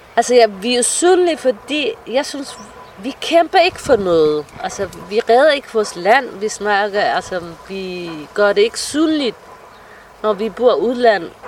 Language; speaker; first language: Danish; non-native, fluent; Somali